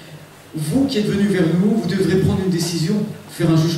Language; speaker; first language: French; native; French